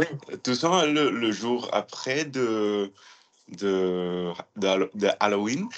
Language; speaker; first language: French; non-native, learner; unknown